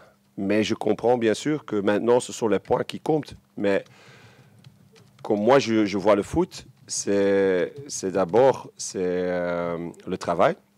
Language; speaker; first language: French; non-native, local second language; Dutch